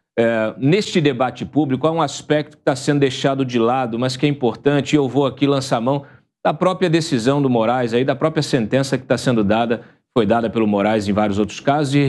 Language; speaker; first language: Portuguese; native; Portuguese